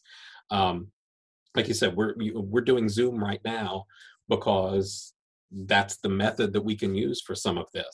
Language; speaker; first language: English; native; English